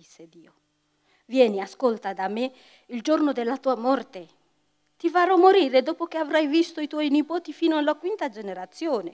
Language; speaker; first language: Italian; non-native, fluent; Tigrinya